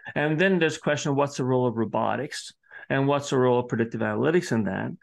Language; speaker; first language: English; early bilingual, other home language; Italian